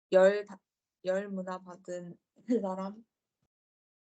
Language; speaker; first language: Korean; native; Korean